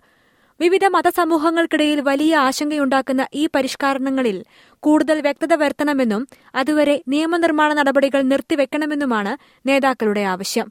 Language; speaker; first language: Malayalam; native; Malayalam